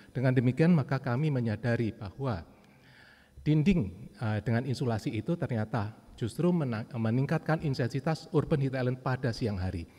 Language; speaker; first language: Indonesian; native; Indonesian